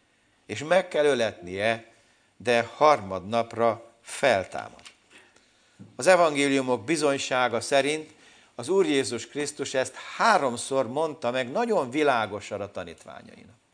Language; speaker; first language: Hungarian; native; Hungarian